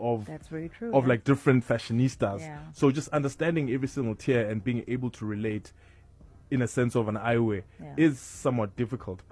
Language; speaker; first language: English; non-native, local second language; Zulu